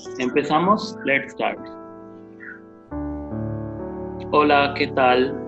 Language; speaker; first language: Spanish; non-native, fluent; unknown